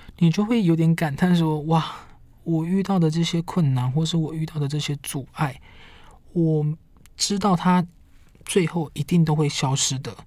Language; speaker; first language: Chinese; native; Chinese